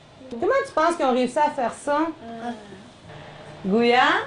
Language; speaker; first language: French; native; French